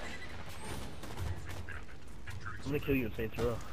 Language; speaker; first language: English; native; English